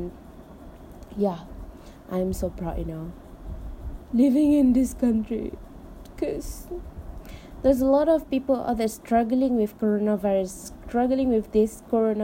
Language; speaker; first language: English; non-native, local second language; Malay